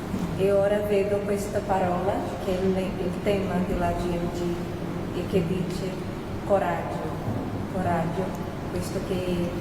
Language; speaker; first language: Italian; non-native, fluent; Portuguese